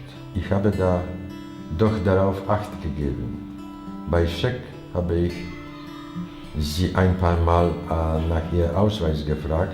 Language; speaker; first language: German; non-native, learner; Chinese